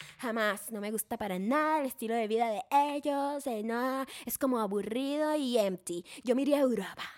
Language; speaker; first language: Spanish; native; Spanish